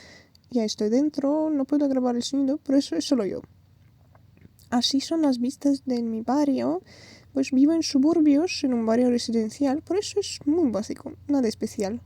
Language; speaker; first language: Spanish; non-native, fluent; Russian